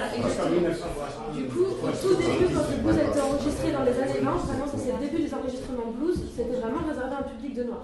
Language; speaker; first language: French; native; French